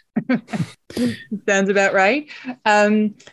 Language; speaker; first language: English; native; English